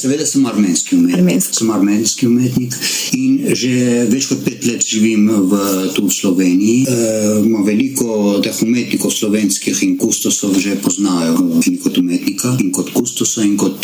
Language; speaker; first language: Slovenian; non-native, learner; Armenian